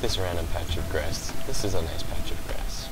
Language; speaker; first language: English; native; English